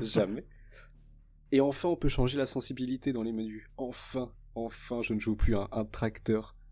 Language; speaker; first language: French; native; French